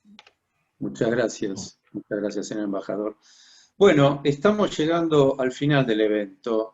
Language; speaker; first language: Spanish; native; Spanish